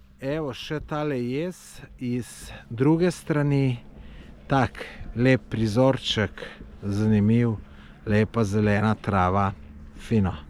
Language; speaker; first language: Slovenian; native; Slovenian